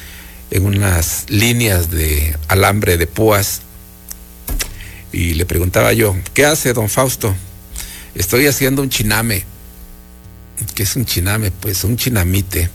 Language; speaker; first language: Spanish; native; Spanish